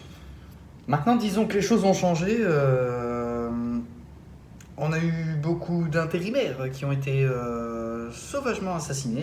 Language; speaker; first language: French; native; French